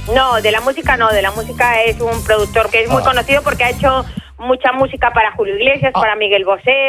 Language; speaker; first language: Spanish; native; Spanish